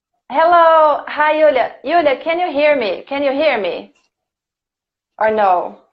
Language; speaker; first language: English; non-native, fluent; Portuguese